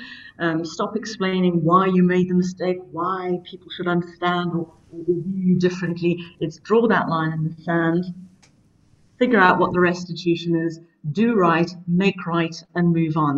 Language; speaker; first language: English; native; English